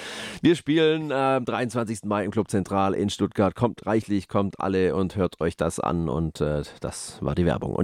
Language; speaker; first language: German; native; German